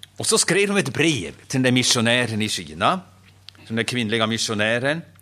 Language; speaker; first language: Swedish; non-native, fluent; German